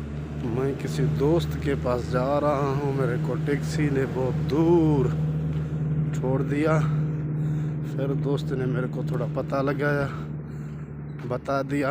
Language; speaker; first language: Hindi; non-native, local second language; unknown